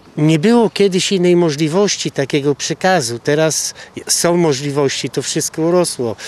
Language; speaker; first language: Polish; native; Polish